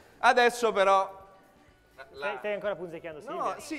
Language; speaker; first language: Italian; native; Italian